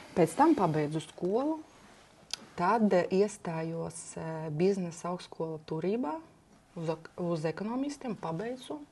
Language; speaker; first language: Latvian; non-native, local second language; Russian